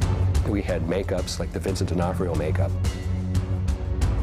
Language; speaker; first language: English; native; English